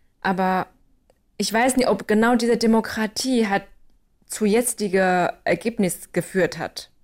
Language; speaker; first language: German; non-native, fluent; Chinese